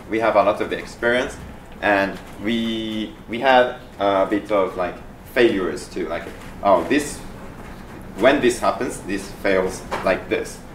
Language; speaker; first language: English; non-native, fluent; Japanese